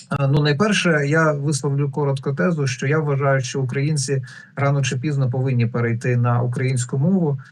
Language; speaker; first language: Ukrainian; non-native, local second language; Russian